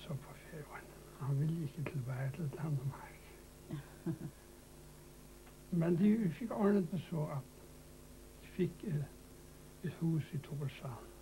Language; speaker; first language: Danish; non-native, local second language; Faroese